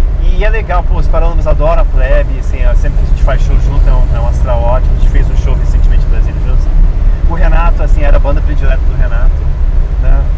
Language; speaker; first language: Portuguese; early bilingual, other home language; English